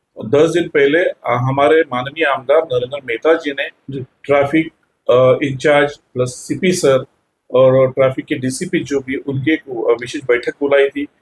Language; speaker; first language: Hindi; non-native, local second language; Marathi